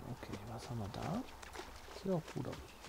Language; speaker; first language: German; native; German